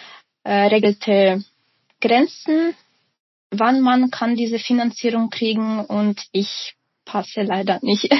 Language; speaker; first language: German; non-native, fluent; Ukrainian